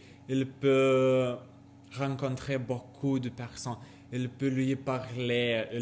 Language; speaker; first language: French; non-native, learner; Lithuanian